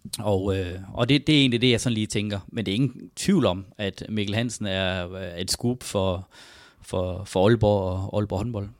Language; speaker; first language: Danish; native; Danish